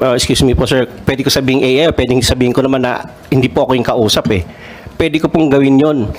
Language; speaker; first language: Filipino; non-native, local second language; Cebuano